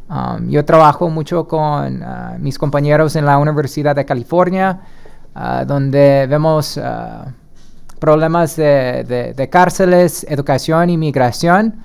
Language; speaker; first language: Spanish; early bilingual, heritage; Spanish